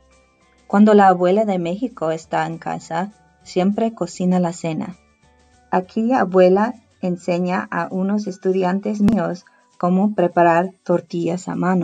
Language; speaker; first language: Spanish; non-native, fluent; English